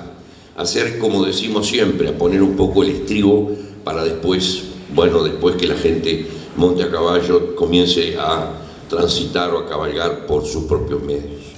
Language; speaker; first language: Spanish; native; Spanish